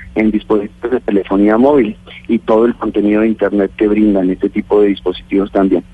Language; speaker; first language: Spanish; native; Spanish